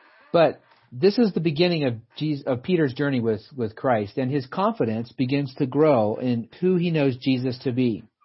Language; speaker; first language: English; native; English